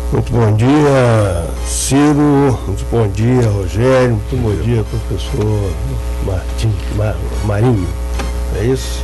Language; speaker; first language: Portuguese; native; Portuguese